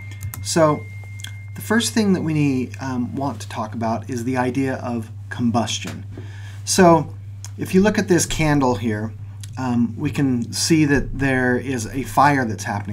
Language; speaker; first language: English; native; English